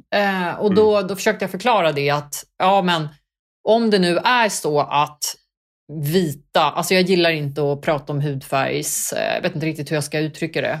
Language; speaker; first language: Swedish; early bilingual, other home language; Kurdish